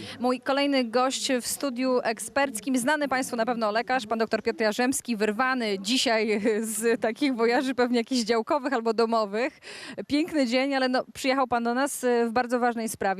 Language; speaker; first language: Polish; native; Polish